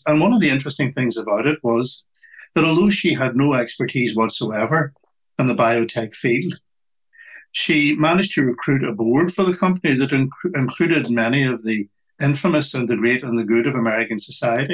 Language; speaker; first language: English; native; English